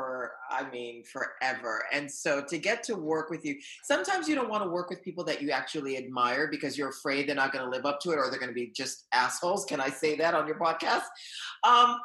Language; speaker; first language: English; early bilingual, other home language; Haitian Creole